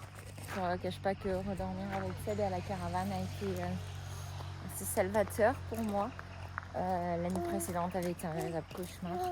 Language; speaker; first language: French; native; French